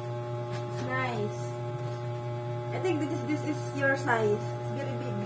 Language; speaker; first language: English; non-native, local second language; Filipino